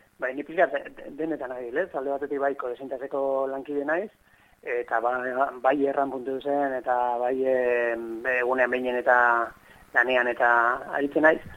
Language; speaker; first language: Basque; native; Basque